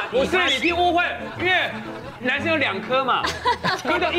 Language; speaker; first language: Chinese; native; Chinese